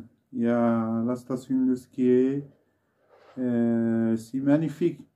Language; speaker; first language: French; non-native, fluent; Arabic